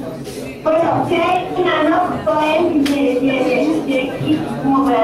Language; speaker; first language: French; non-native, local second language; Arabic